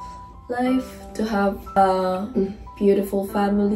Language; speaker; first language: English; non-native, local second language; Filipino